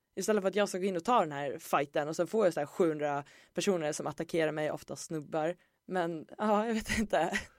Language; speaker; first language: Swedish; native; Swedish